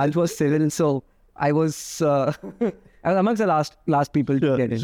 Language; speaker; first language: English; non-native, local second language; Hindi